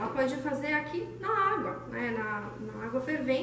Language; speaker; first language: Portuguese; native; Portuguese